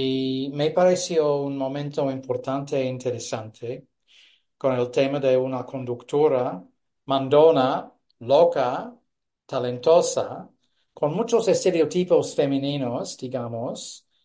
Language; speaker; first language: Spanish; non-native, fluent; English